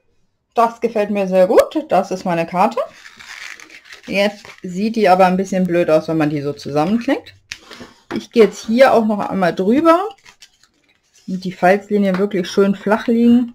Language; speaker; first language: German; native; German